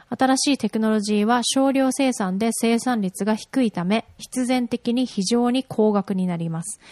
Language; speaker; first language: Japanese; early bilingual, heritage; Japanese